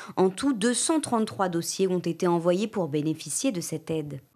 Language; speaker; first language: French; native; French